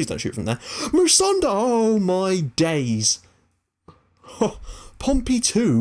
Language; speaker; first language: English; native; English